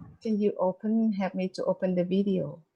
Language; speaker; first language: English; non-native, learner; Vietnamese